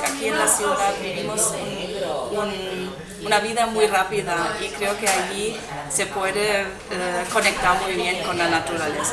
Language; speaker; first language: Spanish; non-native, fluent; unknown